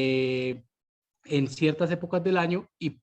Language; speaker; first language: Spanish; native; Spanish